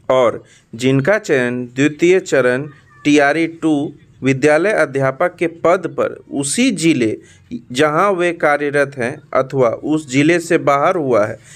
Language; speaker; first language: Hindi; native; Hindi